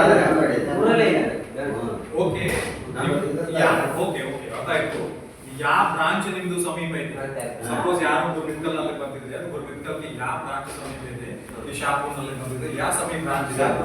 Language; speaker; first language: Kannada; non-native, local second language; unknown